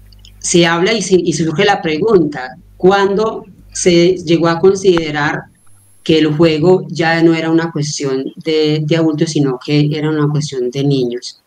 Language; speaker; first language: Spanish; native; Spanish